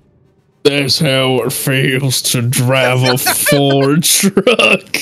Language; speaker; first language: English; native; English